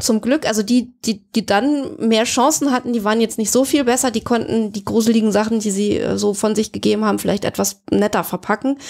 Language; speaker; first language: German; native; German